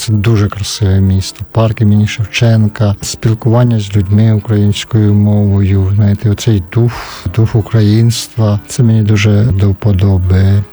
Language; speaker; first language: Ukrainian; native; Ukrainian